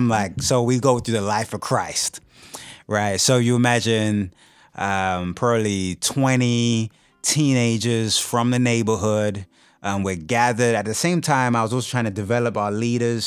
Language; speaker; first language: English; native; English